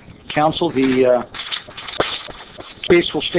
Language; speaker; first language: English; native; English